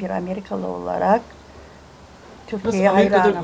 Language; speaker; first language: Turkish; early bilingual, heritage; English